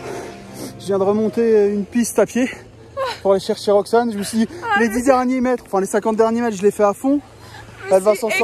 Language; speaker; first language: French; native; French